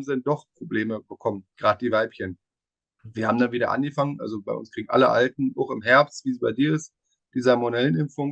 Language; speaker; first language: German; native; German